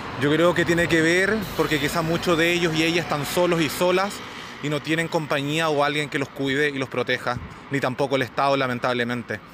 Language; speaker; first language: Spanish; native; Spanish